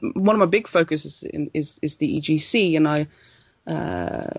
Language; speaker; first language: English; non-native, fluent; Swedish